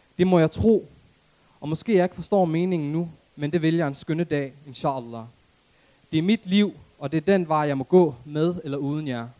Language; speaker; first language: Danish; early bilingual, other home language; Arabic